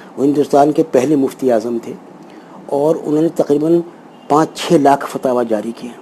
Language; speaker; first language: Urdu; native; Urdu